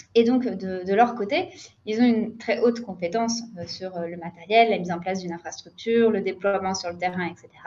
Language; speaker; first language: French; native; French